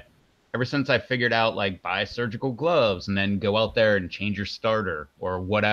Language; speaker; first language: English; native; English